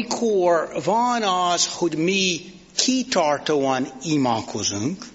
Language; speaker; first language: Hungarian; non-native, fluent; English